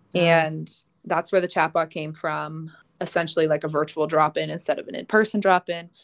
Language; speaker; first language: English; native; English